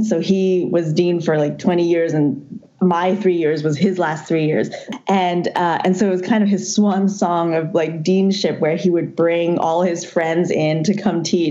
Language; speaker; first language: English; non-native, local second language; Cantonese